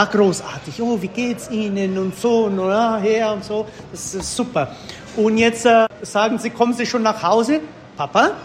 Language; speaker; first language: German; early bilingual, heritage; German